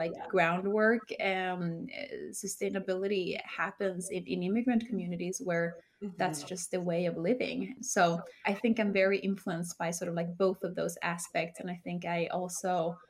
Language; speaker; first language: English; early bilingual, heritage; Spanish